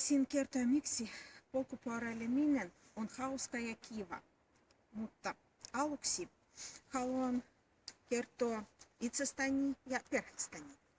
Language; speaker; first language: Finnish; non-native, learner; Russian